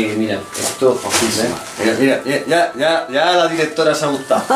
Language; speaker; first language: Spanish; native; Spanish